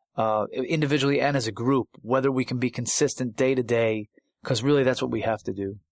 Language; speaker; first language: English; native; English